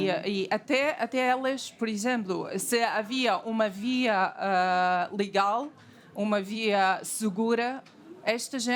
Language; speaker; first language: Portuguese; non-native, fluent; Arabic